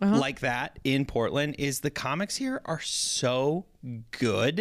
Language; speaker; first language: English; native; English